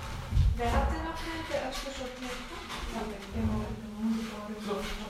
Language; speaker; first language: German; non-native, fluent; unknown